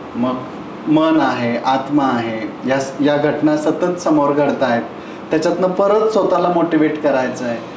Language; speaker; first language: Marathi; native; Marathi